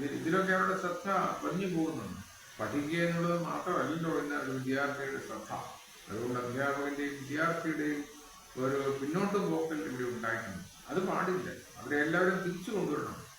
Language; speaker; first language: Malayalam; native; Malayalam